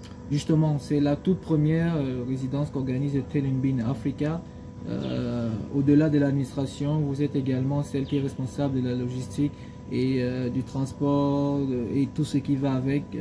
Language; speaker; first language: French; native; French